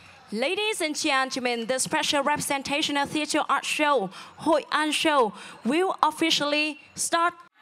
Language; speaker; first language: English; non-native, fluent; Vietnamese